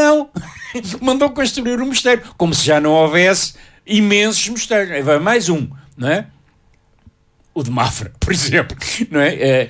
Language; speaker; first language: Portuguese; native; Portuguese